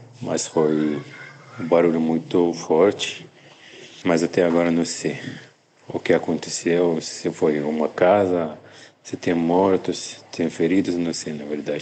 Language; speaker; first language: Portuguese; non-native, learner; Arabic